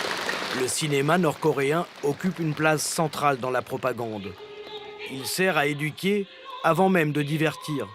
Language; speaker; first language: French; native; French